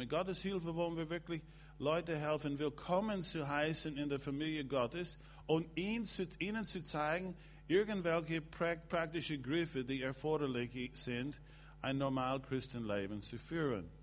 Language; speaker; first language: German; non-native, fluent; English